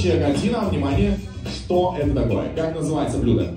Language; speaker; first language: Russian; native; Russian